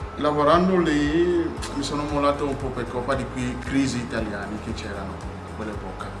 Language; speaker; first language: Italian; non-native, fluent; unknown